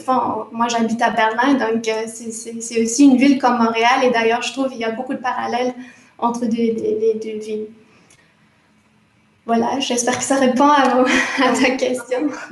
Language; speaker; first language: French; non-native, fluent; German